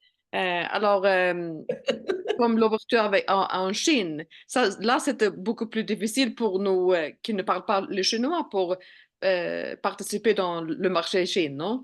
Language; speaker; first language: French; non-native, fluent; Swedish